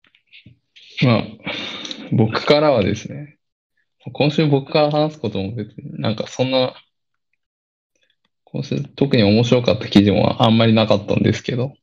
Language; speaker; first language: Japanese; early bilingual, other home language; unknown